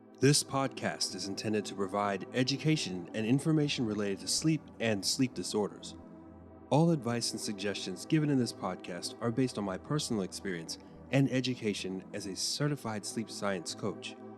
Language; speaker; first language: English; native; English